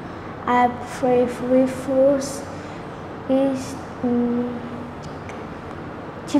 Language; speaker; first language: English; non-native, learner; Vietnamese